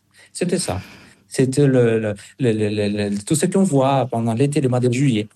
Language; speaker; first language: French; non-native, fluent; Spanish